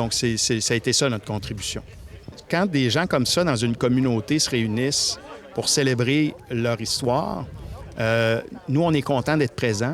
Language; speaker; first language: French; native; French